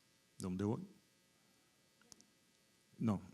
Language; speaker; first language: Spanish; native; Spanish